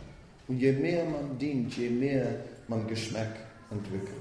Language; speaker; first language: German; non-native, fluent; Dutch